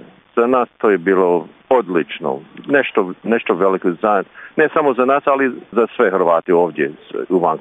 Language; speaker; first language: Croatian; early bilingual, heritage; Croatian